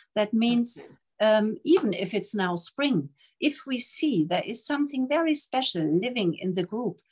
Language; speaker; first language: English; non-native, fluent; German